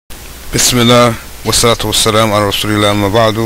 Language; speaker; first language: Arabic; non-native, fluent; English